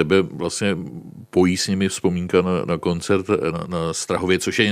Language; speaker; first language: Czech; native; Czech